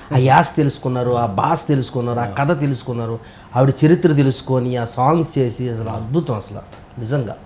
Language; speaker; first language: Telugu; native; Telugu